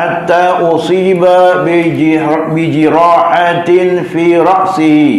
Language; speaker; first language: Arabic; non-native, fluent; Indonesian